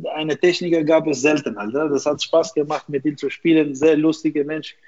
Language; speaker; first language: German; non-native, fluent; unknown